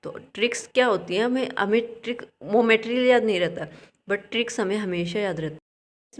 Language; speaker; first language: Hindi; native; Hindi